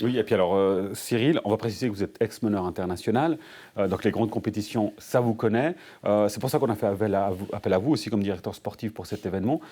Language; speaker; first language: French; native; French